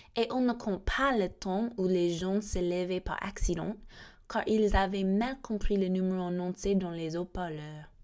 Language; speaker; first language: French; non-native, fluent; English